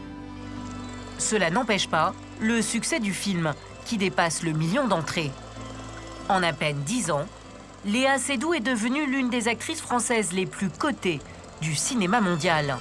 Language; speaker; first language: French; native; French